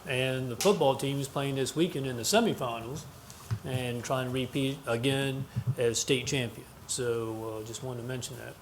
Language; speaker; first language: English; native; English